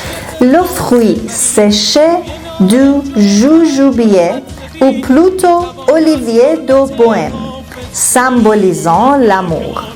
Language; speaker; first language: French; non-native, fluent; Persian